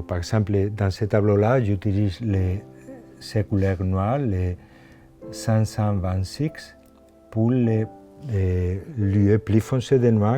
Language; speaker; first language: French; non-native, fluent; Spanish